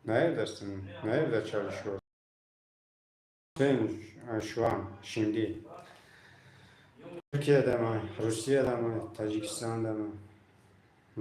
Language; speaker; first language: Turkish; non-native, learner; Tajik